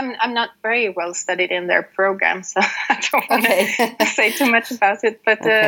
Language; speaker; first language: English; non-native, fluent; Norwegian